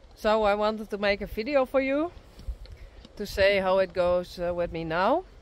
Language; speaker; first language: English; non-native, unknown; Dutch